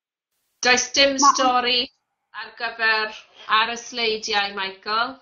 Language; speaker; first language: Welsh; non-native, fluent; English